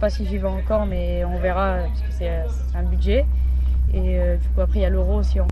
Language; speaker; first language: French; native; French